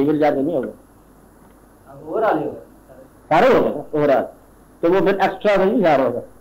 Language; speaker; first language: Urdu; non-native, local second language; Punjabi